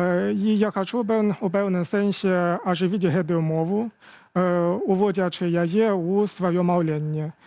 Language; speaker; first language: Belarusian; non-native, fluent; Chinese